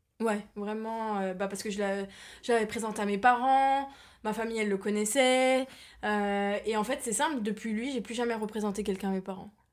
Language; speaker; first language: French; native; French